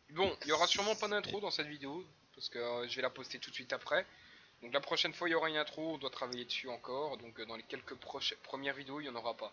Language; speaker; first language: French; native; French